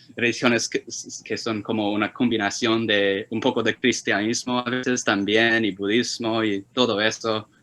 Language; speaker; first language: Spanish; non-native, fluent; Chinese